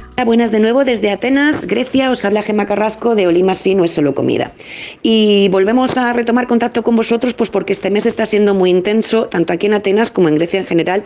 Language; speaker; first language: Spanish; native; Spanish